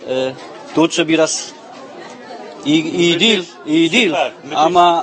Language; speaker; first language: Turkish; non-native, learner; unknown